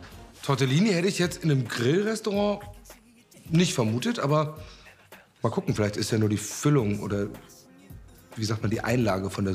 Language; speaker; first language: German; native; German